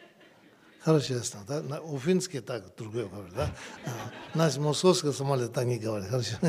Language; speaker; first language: Russian; non-native, learner; Tibetan